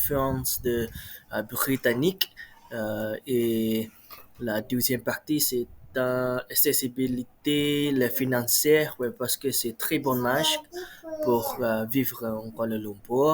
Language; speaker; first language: French; non-native, learner; Malay